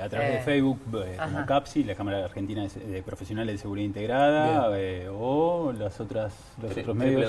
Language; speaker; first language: Spanish; native; Spanish